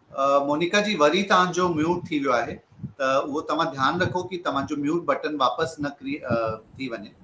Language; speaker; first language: Sindhi; early bilingual, heritage; Sindhi